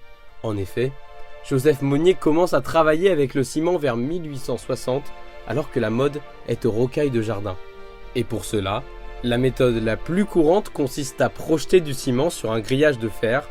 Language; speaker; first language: French; native; French